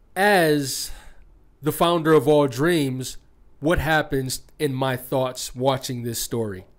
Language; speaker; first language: English; native; English